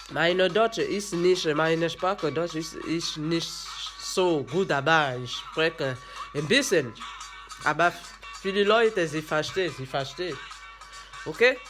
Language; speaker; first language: German; non-native, learner; French